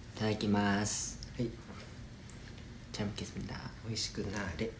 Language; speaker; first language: Korean; non-native, fluent; Japanese